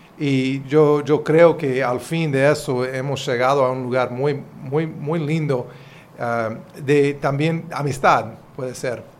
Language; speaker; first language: Spanish; non-native, fluent; English